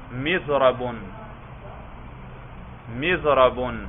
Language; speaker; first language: Arabic; non-native, fluent; Urdu